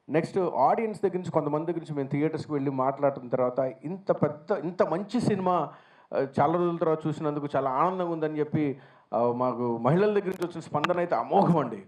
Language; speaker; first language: Telugu; native; Telugu